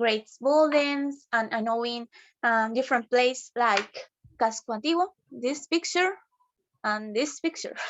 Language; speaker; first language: English; non-native, learner; Spanish